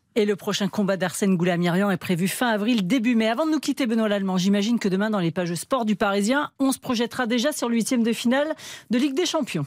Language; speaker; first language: French; native; French